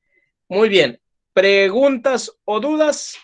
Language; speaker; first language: Spanish; native; Spanish